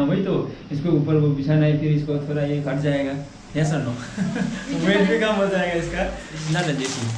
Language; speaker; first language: Hindi; non-native, local second language; Nepali